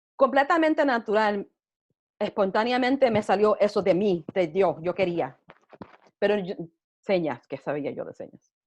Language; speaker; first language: Spanish; early bilingual, heritage; Spanish